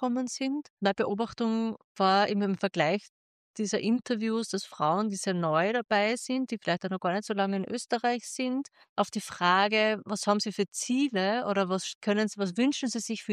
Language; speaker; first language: German; native; German